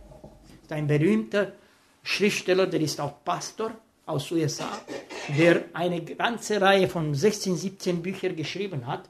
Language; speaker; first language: German; non-native, fluent; Romanian